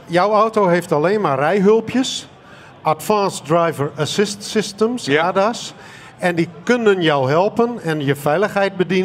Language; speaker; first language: Dutch; native; Dutch